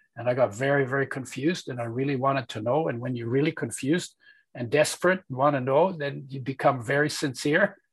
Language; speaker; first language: English; early bilingual, other home language; Polish